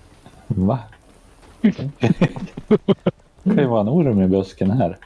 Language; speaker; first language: Swedish; native; Swedish